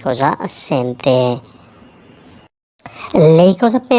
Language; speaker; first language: Italian; non-native, learner; Urdu